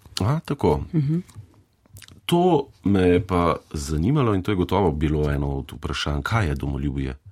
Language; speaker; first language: Slovenian; native; Slovenian